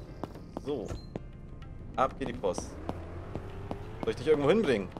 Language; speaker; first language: German; native; German